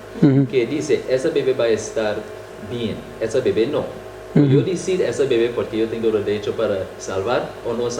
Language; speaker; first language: Spanish; non-native, fluent; English